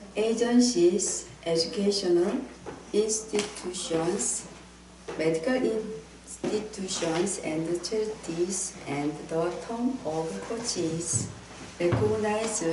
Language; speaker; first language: English; non-native, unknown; Korean